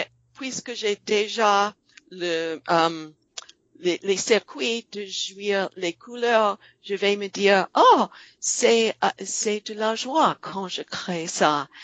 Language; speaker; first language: French; non-native, fluent; English